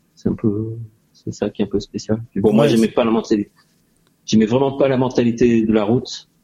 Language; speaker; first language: French; native; French